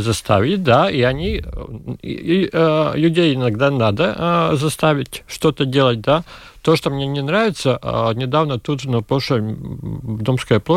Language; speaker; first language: Russian; non-native, local second language; Latvian